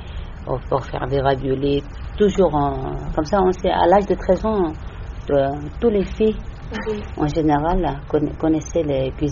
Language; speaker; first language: French; non-native, learner; Tibetan